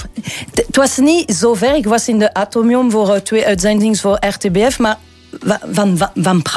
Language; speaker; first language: Dutch; non-native, local second language; French